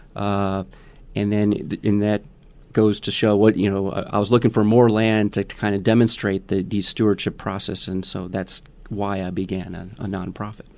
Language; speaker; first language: English; native; English